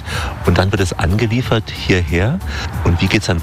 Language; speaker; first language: German; native; German